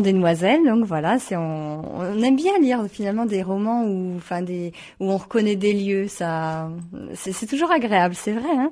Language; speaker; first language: French; native; French